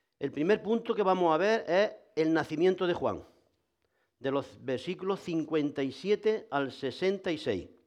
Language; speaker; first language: Spanish; native; Spanish